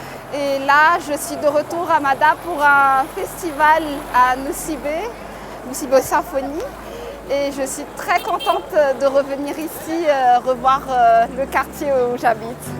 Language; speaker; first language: French; non-native, local second language; Malagasy